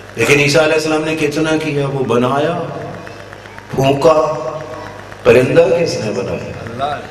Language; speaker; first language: Urdu; non-native, local second language; Punjabi